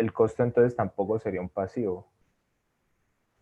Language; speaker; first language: Spanish; native; Spanish